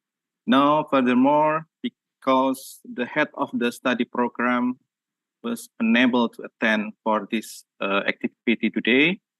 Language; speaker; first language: English; non-native, learner; Indonesian